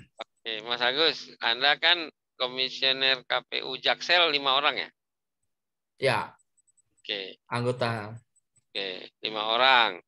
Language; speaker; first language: Indonesian; native; Indonesian